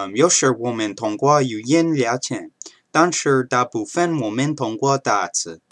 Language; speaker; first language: Chinese; non-native, learner; English